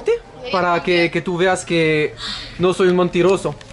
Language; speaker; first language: Spanish; non-native, learner; French